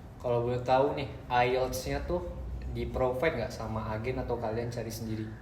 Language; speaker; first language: Indonesian; native; Indonesian